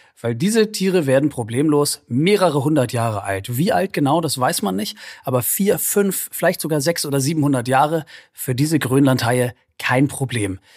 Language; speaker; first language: German; native; German